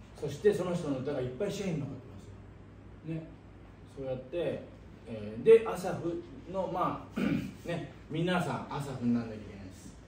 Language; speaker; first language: Japanese; native; Japanese